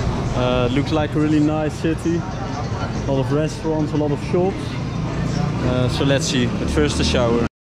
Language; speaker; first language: English; non-native, fluent; Dutch